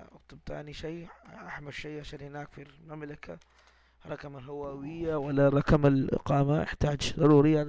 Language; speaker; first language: Arabic; non-native, learner; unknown